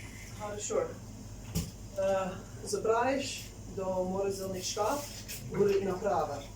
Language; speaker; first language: Russian; non-native, learner; English